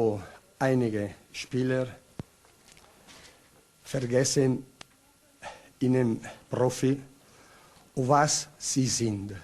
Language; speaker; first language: German; non-native, learner; Italian